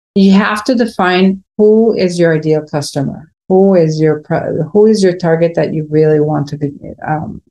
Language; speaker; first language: English; non-native, fluent; Spanish